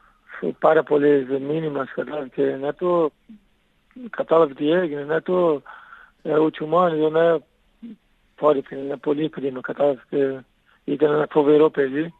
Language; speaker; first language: Greek; non-native, learner; Portuguese